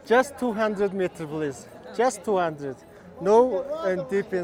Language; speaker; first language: English; non-native, learner; Mongolian